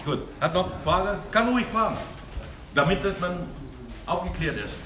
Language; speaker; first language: German; non-native, learner; Thai